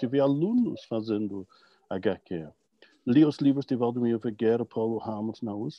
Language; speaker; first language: Portuguese; non-native, fluent; English